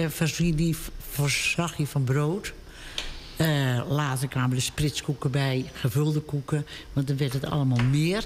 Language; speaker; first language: Dutch; native; Dutch